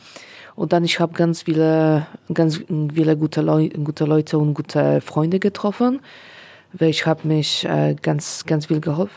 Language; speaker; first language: German; non-native, learner; Polish